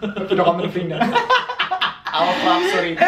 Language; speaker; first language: Dutch; native; Dutch